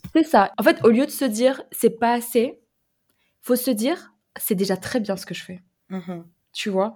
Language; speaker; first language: French; non-native, fluent; Arabic